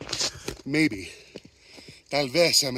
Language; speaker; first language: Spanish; non-native, learner; English